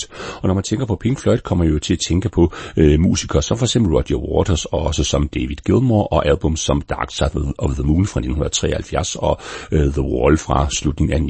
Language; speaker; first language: Danish; native; Danish